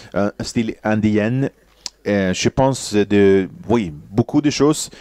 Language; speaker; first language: French; non-native, fluent; Swedish